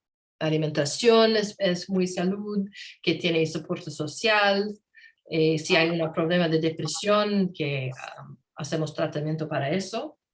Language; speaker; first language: Spanish; non-native, learner; English